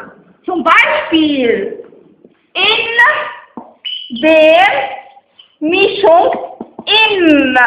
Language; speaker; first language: German; non-native, fluent; Arabic